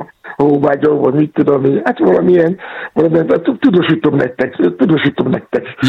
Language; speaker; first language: Hungarian; non-native, fluent; Yoruba